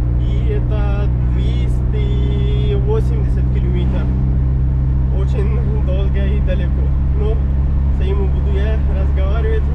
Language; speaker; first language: Russian; non-native, local second language; Kyrgyz